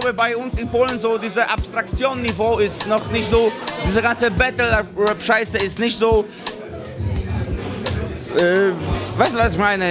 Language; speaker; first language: German; non-native, fluent; Polish